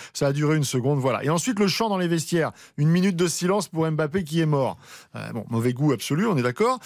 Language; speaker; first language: French; native; French